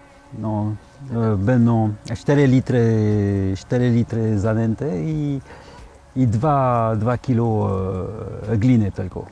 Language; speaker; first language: Polish; early bilingual, heritage; French